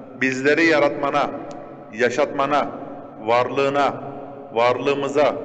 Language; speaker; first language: Turkish; native; Turkish